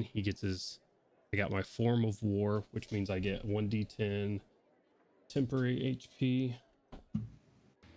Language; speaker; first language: English; native; English